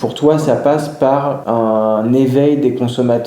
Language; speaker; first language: French; native; French